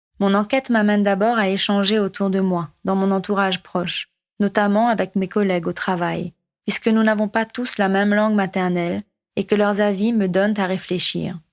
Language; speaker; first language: French; non-native, local second language; Morisyen